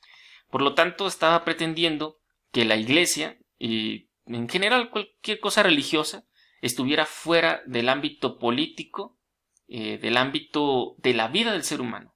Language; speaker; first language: Spanish; native; Spanish